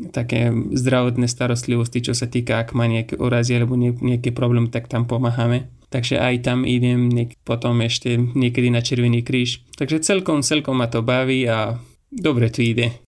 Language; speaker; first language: Slovak; non-native, fluent; Persian